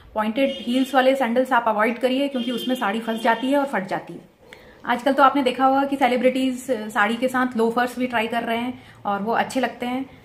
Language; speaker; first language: Hindi; native; Hindi